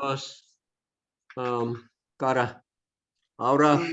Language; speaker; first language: Spanish; non-native, learner; Korean